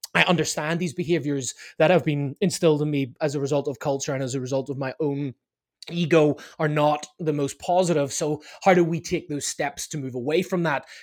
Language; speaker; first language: English; native; English